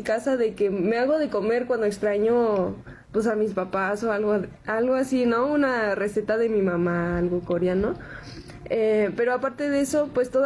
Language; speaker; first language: Spanish; non-native, local second language; Korean